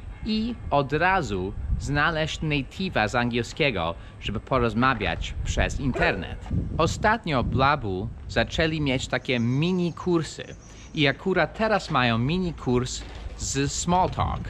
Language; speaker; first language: Polish; non-native, fluent; English